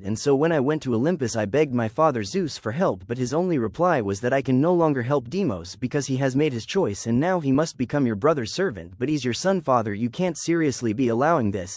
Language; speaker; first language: English; native; English